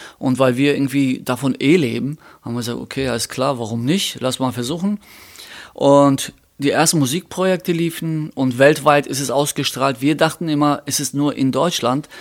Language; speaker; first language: German; early bilingual, other home language; Turkish